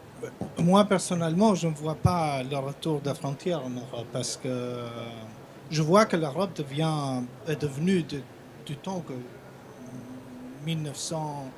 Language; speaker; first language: French; non-native, fluent; Albanian